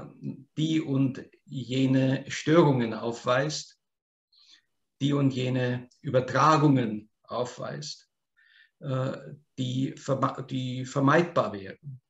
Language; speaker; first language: German; native; German